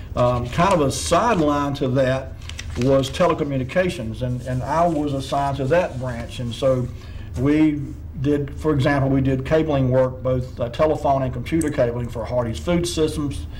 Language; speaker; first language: English; native; English